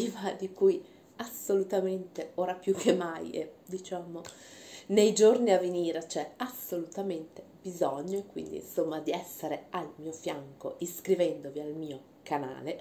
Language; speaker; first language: Italian; native; Italian